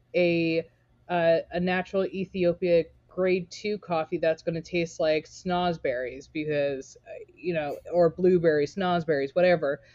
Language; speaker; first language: English; native; English